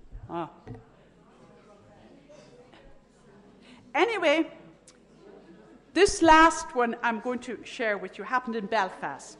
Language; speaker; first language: English; native; English